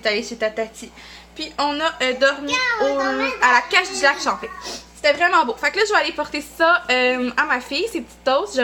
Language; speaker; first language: French; native; French